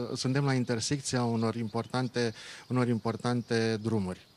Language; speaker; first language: Romanian; native; Romanian